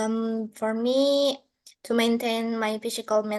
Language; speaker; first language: English; non-native, learner; Indonesian